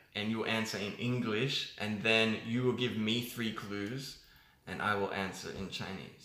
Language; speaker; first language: English; native; English